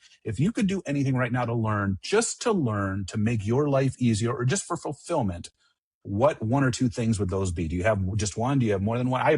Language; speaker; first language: English; native; English